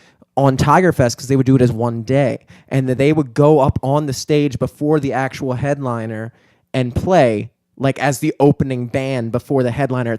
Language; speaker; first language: English; native; English